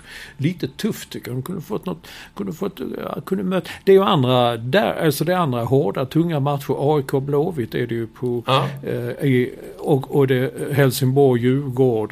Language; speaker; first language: Swedish; native; Swedish